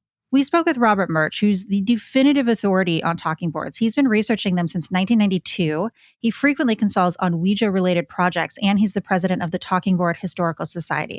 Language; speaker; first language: English; native; English